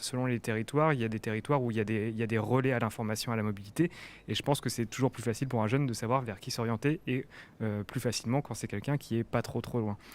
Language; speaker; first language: French; native; French